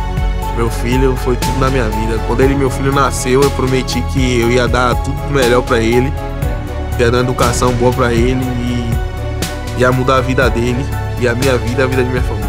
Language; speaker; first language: Portuguese; native; Portuguese